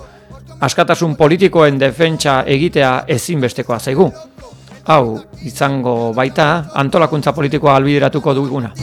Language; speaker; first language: Basque; native; Basque